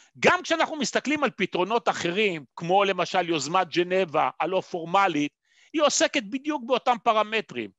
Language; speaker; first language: Hebrew; native; Hebrew